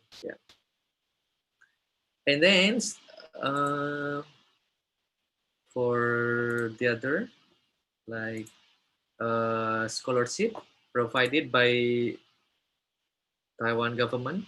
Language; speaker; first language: English; non-native, fluent; Indonesian